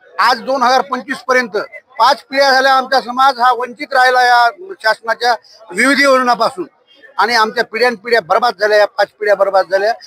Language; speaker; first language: Marathi; non-native, local second language; Lambadi